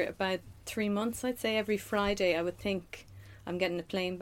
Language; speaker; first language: English; native; English